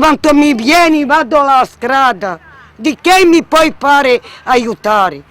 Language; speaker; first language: Italian; non-native, learner; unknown